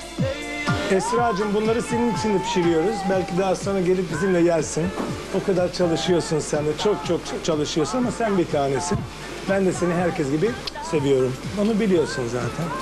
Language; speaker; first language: Turkish; non-native, fluent; English